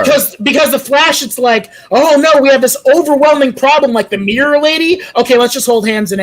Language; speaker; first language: English; native; English